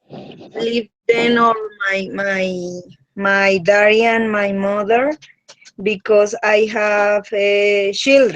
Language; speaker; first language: English; non-native, learner; Spanish